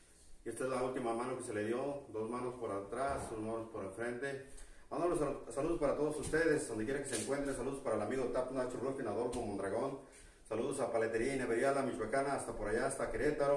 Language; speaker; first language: Spanish; native; Spanish